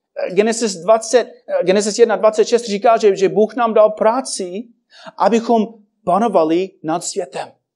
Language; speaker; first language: Czech; non-native, fluent; English